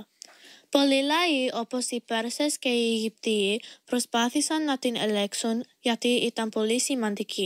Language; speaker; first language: Greek; early bilingual, heritage; Greek